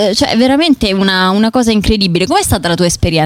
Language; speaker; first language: Italian; native; Italian